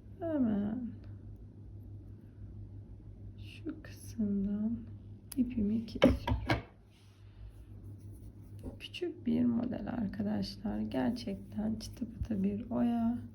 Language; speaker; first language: Turkish; native; Turkish